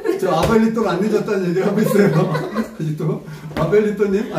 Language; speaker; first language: Spanish; non-native, learner; Korean